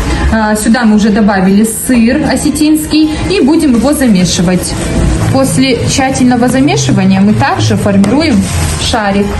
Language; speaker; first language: Russian; native; Russian